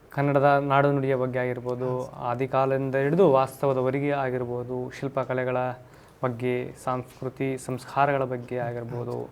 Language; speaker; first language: Kannada; native; Kannada